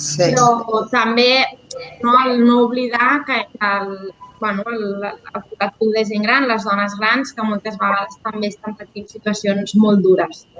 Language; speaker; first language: Catalan; native; Catalan